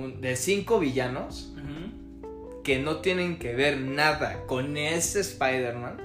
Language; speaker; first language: Spanish; native; Spanish